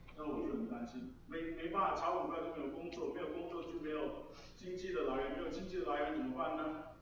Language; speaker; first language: Chinese; non-native, local second language; English